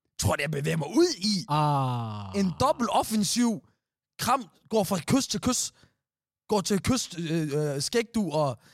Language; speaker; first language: Danish; early bilingual, other home language; Somali